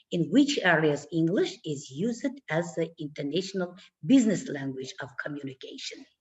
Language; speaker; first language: English; non-native, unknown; Kazakh